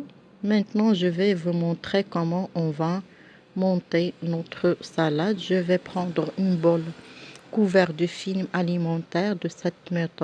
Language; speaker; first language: French; non-native, local second language; Arabic